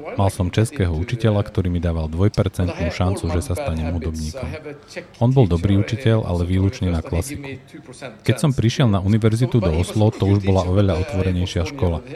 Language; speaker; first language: Slovak; non-native, fluent; Norwegian